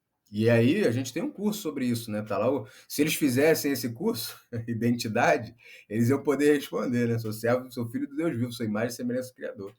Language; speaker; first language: Portuguese; native; Portuguese